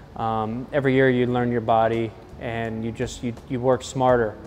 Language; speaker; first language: English; native; English